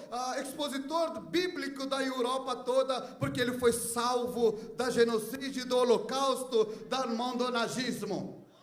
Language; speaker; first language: Portuguese; non-native, fluent; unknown